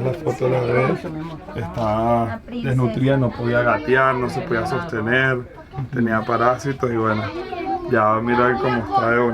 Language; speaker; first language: Spanish; native; Spanish